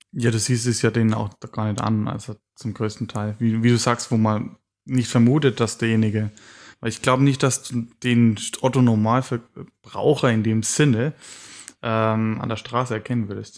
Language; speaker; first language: German; native; German